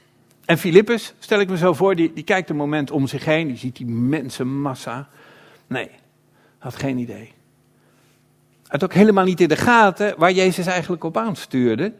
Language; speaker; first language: Dutch; native; Dutch